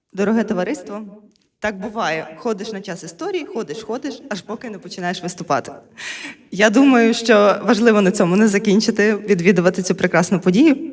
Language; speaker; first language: Ukrainian; non-native, local second language; Russian